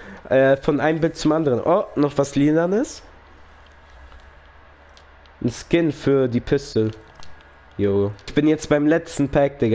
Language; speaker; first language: German; native; German